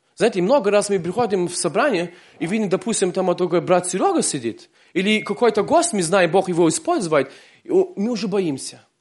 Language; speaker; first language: Russian; early bilingual, heritage; Russian